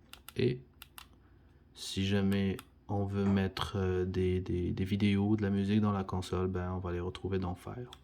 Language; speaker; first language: French; native; French